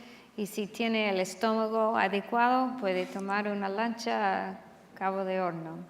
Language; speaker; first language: Spanish; non-native, fluent; English